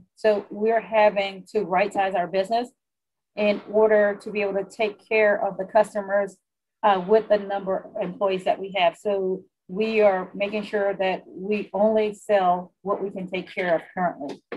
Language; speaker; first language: English; native; English